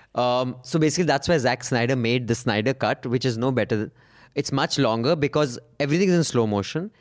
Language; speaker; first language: English; non-native, local second language; Punjabi